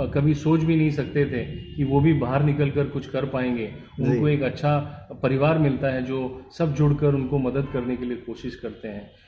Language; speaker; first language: Hindi; non-native, local second language; Bangla